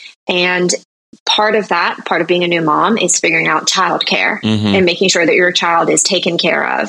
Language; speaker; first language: English; native; English